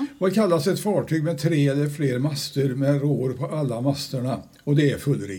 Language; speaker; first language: Swedish; native; Swedish